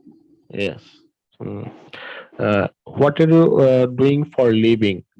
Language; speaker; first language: English; non-native, learner; Bangla